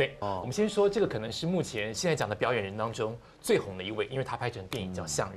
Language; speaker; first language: Chinese; native; Chinese